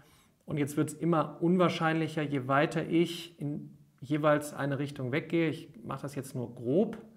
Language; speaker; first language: German; native; German